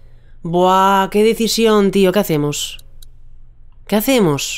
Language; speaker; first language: Spanish; native; Spanish